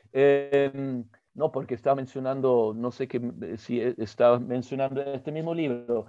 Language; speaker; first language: Spanish; early bilingual, other home language; German